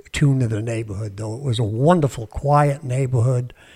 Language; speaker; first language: English; native; English